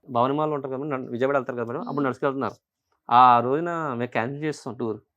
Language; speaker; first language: Telugu; non-native, local second language; Urdu